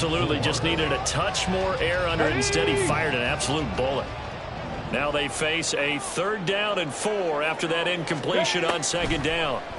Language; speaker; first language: English; native; English